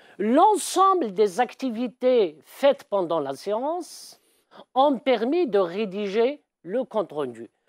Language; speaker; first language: French; non-native, local second language; Arabic